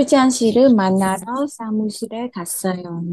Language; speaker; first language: Korean; non-native, fluent; Khmer